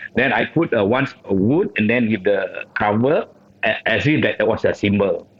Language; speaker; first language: English; non-native, local second language; Malay